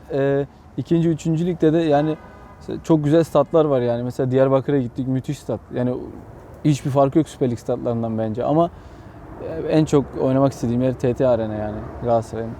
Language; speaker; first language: Turkish; early bilingual, heritage; Turkish